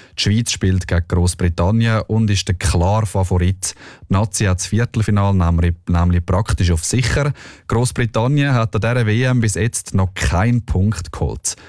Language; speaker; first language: German; native; German